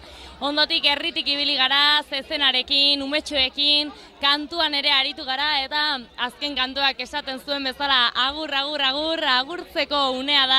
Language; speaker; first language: Basque; native; Basque